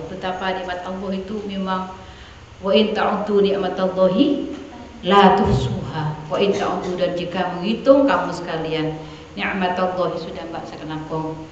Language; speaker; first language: Indonesian; non-native, local second language; Madurese